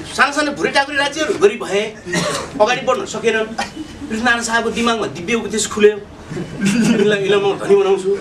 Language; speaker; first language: Nepali; non-native, local second language; Eastern Tamang